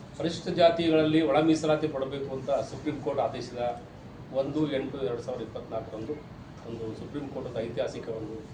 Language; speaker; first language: Kannada; native; Kannada